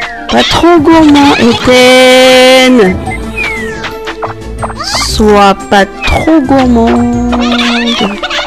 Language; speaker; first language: French; native; French